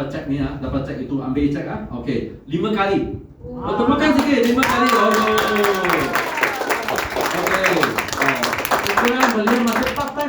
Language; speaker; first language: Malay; non-native, local second language; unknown